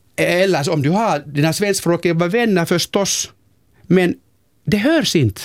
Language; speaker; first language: Swedish; non-native, local second language; Finnish